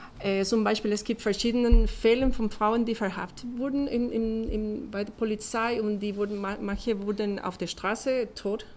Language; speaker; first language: German; non-native, learner; Spanish